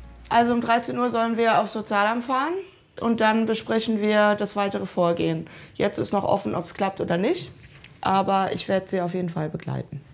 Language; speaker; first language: German; native; German